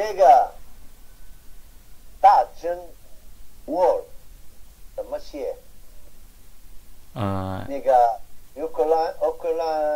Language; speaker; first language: Chinese; non-native, learner; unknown